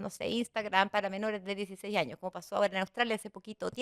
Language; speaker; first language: Spanish; native; Spanish